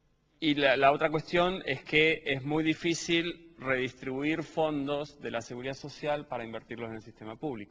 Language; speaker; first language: Spanish; native; Spanish